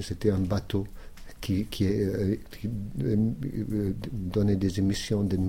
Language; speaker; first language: French; non-native, fluent; English